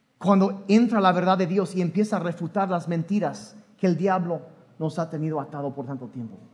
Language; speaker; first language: Spanish; non-native, fluent; English